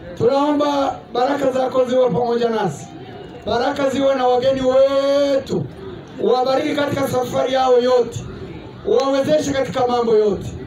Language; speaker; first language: Swahili; non-native, local second language; Kinyarwanda